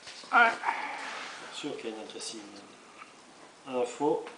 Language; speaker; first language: French; native; French